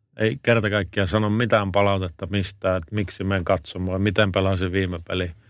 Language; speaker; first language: Finnish; native; Finnish